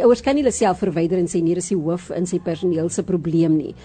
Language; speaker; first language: Afrikaans; native; Afrikaans